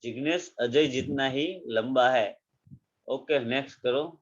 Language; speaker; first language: Hindi; non-native, local second language; Gujarati